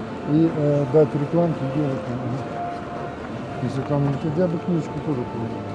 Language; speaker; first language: Russian; native; Russian